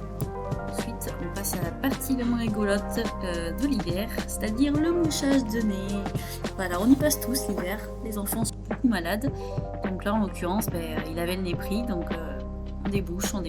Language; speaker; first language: French; native; French